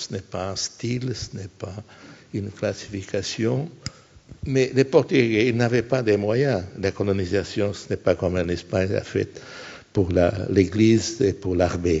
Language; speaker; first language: French; non-native, fluent; Portuguese